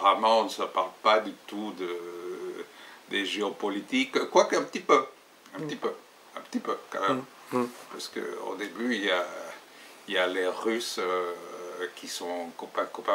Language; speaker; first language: French; non-native, fluent; Spanish